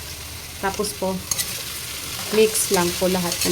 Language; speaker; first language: Filipino; non-native, learner; Punjabi